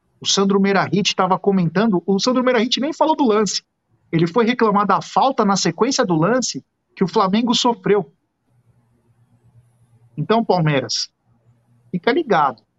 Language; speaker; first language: Portuguese; native; Portuguese